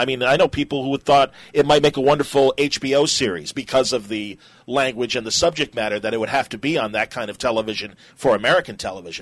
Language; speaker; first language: English; native; English